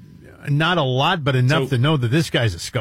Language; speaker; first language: English; native; English